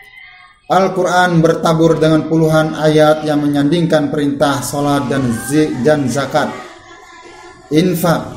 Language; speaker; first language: Indonesian; native; Indonesian